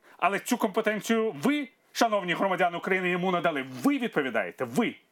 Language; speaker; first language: Ukrainian; non-native, local second language; Russian